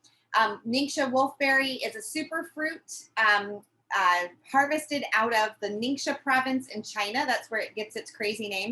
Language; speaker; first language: English; native; English